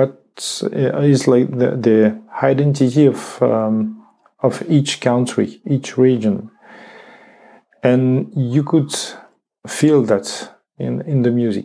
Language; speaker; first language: English; non-native, learner; French